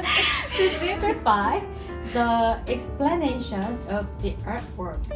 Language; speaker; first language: English; non-native, learner; Korean